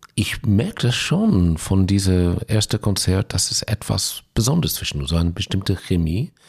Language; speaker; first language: German; non-native, fluent; English